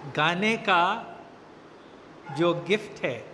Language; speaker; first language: Hindi; native; Hindi